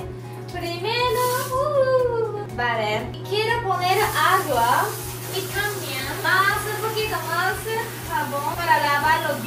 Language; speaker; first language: Spanish; non-native, learner; Japanese